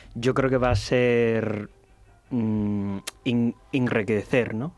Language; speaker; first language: Spanish; non-native, fluent; Cantonese